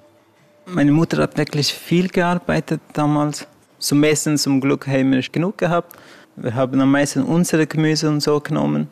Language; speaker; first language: German; non-native, fluent; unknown